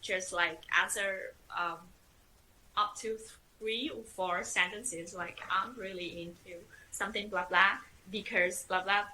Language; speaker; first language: English; non-native, fluent; Vietnamese